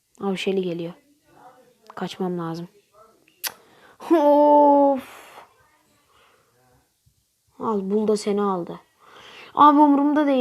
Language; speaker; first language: Turkish; native; Turkish